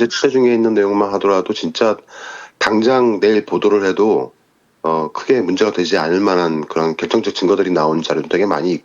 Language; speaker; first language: Korean; native; Korean